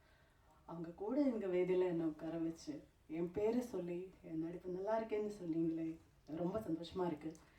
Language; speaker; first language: Tamil; non-native, fluent; Malayalam